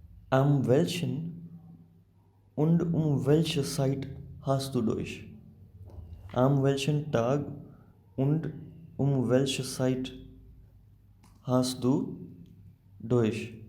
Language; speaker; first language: German; non-native, learner; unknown